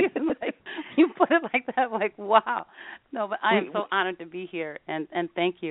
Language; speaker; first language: English; native; English